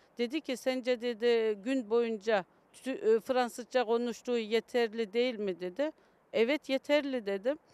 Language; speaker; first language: Turkish; early bilingual, other home language; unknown